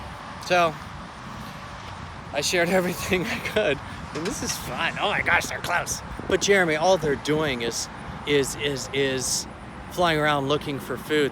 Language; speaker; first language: English; native; English